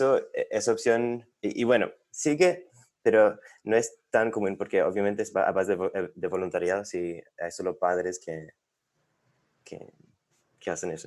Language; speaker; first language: Spanish; non-native, fluent; English